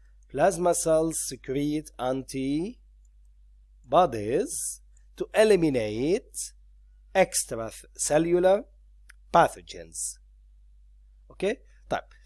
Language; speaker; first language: English; non-native, local second language; Arabic